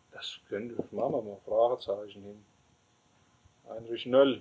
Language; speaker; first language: German; native; German